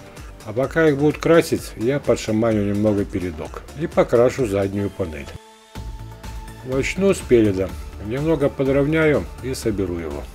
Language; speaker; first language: Russian; native; Russian